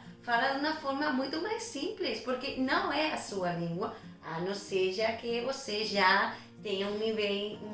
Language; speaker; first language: Portuguese; non-native, fluent; Spanish